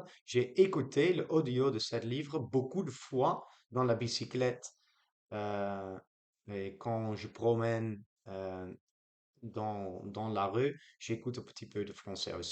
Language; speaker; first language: French; non-native, learner; Dutch